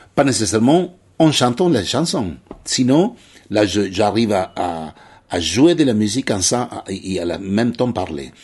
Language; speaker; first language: French; non-native, fluent; Spanish